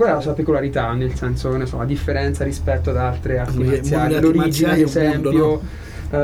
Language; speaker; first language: Italian; native; Italian